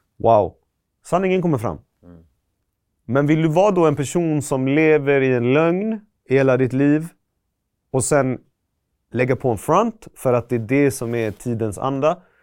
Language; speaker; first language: Swedish; early bilingual, other home language; Persian